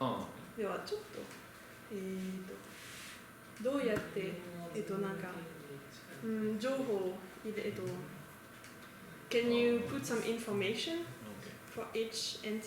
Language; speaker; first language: Japanese; non-native, learner; French